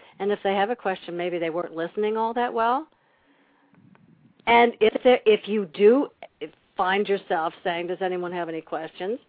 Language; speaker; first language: English; native; English